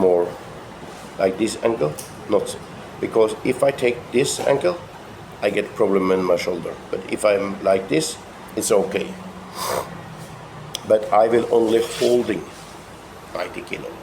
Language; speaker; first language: English; non-native, fluent; Norwegian